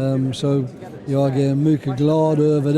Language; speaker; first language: Swedish; non-native, fluent; English